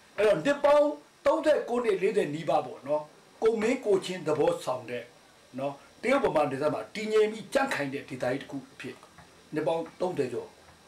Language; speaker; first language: Burmese; non-native, local second language; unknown